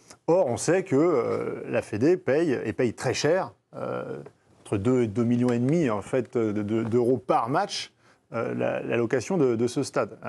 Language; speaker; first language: French; native; French